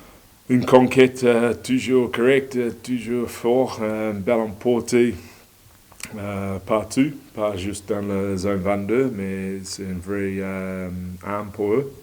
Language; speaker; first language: French; non-native, learner; English